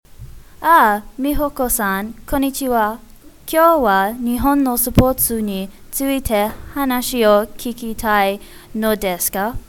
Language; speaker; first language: Japanese; non-native, learner; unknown